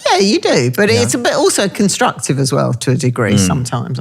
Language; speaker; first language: English; native; English